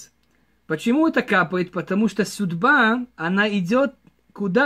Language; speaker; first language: Russian; early bilingual, heritage; Hebrew